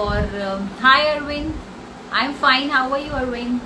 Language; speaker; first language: Hindi; native; Hindi